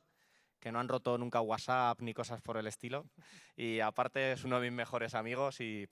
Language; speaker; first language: Spanish; native; Spanish